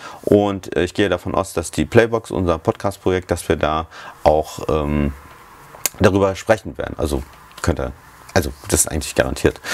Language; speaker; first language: German; native; German